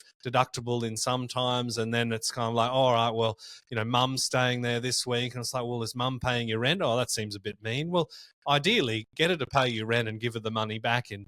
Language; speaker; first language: English; native; English